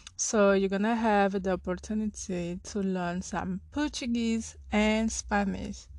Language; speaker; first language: English; non-native, fluent; Portuguese